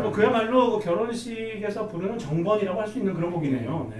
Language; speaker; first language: Korean; native; Korean